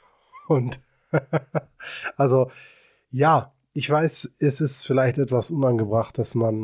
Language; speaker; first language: German; native; German